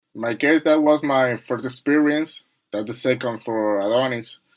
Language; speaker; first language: English; non-native, learner; Spanish